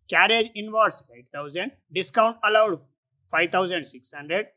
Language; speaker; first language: English; non-native, local second language; Telugu